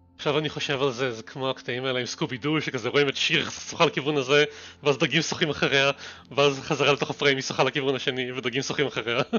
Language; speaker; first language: Hebrew; native; Hebrew